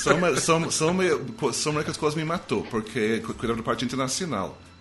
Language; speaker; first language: Portuguese; non-native, fluent; English